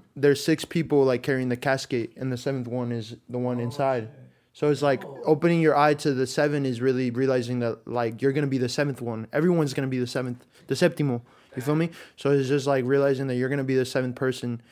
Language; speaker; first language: English; early bilingual, other home language; Spanish